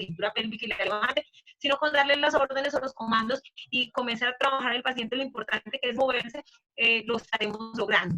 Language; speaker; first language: Spanish; native; Spanish